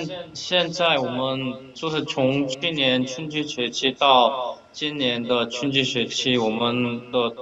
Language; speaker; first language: Chinese; non-native, fluent; Korean